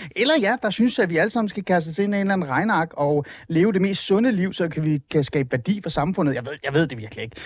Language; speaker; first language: Danish; non-native, fluent; Persian